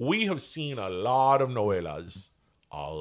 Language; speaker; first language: English; native; English